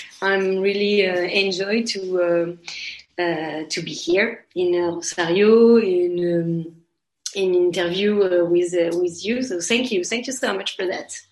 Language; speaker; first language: English; non-native, learner; French